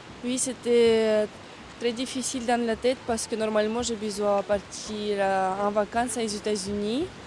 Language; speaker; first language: French; non-native, learner; Russian